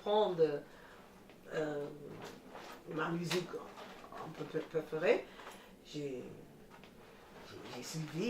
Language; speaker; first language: French; non-native, fluent; English